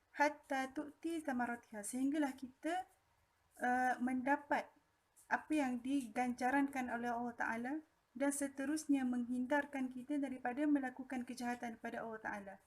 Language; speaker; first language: Malay; native; Malay